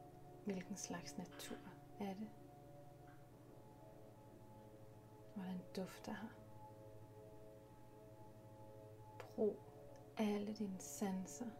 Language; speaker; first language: Danish; native; Danish